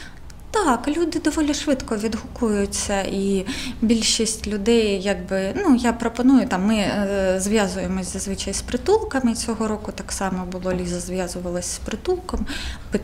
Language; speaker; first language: Ukrainian; non-native, local second language; Russian